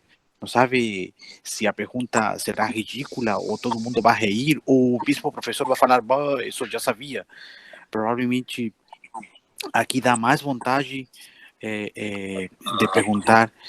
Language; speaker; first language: Portuguese; non-native, fluent; Spanish